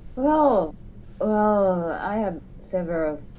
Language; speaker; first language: English; non-native, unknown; Japanese